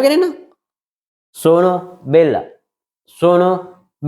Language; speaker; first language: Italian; non-native, fluent; Sinhala